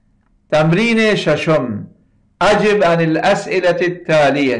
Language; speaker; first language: Arabic; non-native, fluent; Persian